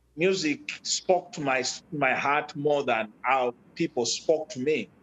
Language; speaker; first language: English; non-native, local second language; Shona